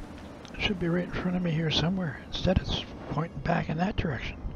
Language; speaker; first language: English; native; English